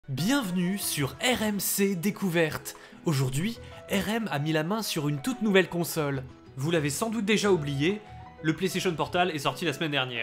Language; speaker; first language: French; native; French